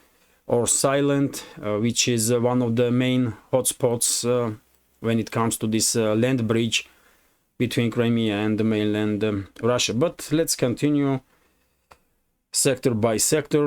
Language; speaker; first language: English; non-native, fluent; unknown